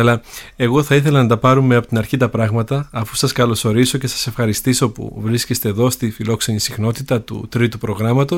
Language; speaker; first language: Greek; native; Greek